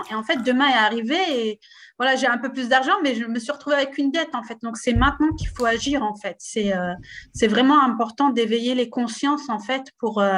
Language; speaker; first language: French; native; French